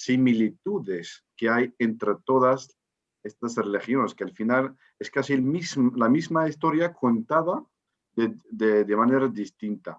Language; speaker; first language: Spanish; non-native, fluent; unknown